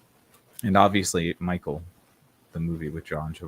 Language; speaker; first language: English; native; English